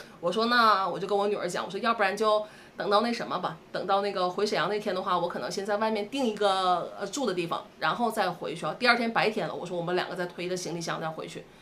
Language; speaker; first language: Chinese; native; Chinese